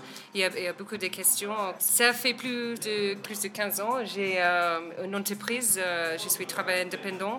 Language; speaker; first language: French; non-native, fluent; English